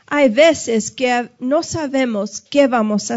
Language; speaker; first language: Spanish; non-native, fluent; English